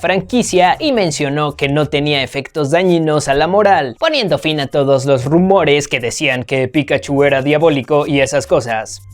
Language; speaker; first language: Spanish; native; Spanish